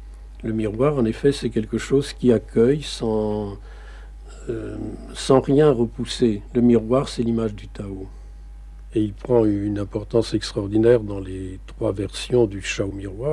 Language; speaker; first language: French; native; French